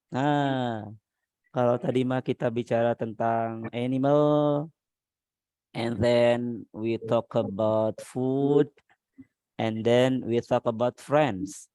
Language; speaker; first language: English; non-native, learner; Indonesian